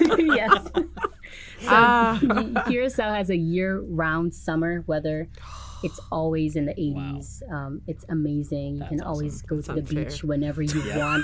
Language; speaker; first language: English; non-native, fluent; Papiamento